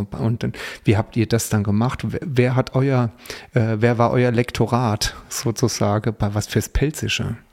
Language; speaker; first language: German; native; German